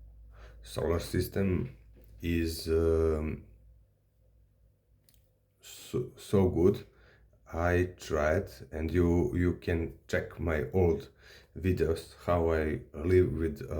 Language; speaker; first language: English; non-native, learner; Serbian